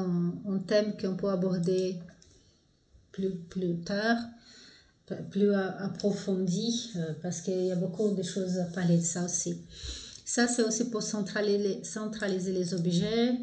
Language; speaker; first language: French; non-native, fluent; Portuguese